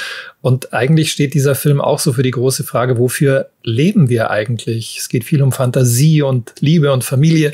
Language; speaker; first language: German; native; German